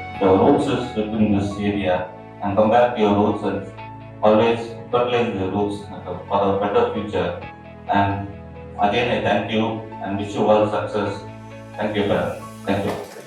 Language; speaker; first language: English; non-native, local second language; Tamil